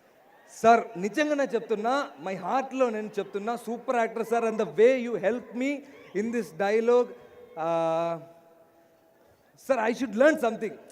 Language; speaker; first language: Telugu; non-native, learner; Malayalam